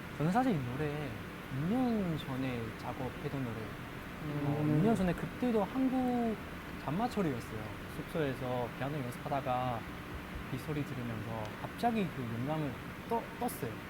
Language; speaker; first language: Korean; non-native, fluent; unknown